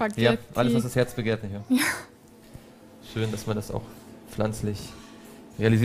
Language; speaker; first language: German; native; German